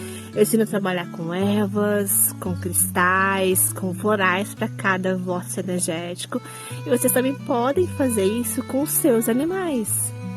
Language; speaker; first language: Portuguese; native; Portuguese